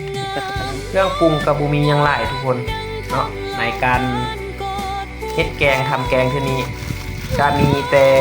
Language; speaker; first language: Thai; non-native, local second language; Lao